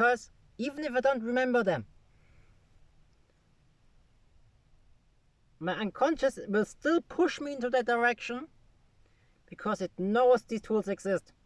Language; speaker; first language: English; non-native, fluent; German